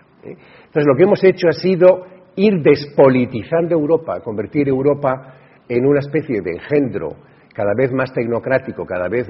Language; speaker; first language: Spanish; native; Spanish